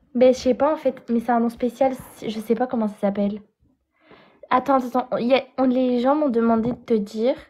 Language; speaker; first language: French; native; French